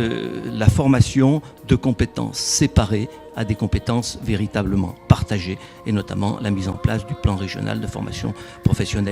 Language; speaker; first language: French; native; French